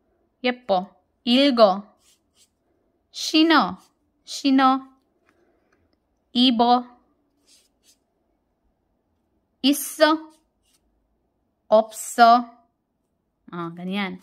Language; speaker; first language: Korean; non-native, fluent; Filipino